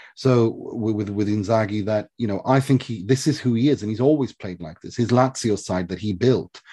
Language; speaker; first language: English; early bilingual, other home language; Swedish